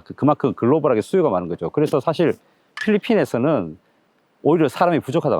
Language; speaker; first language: Korean; native; Korean